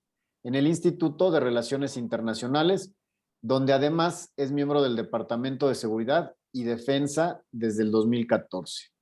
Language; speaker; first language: Spanish; native; Spanish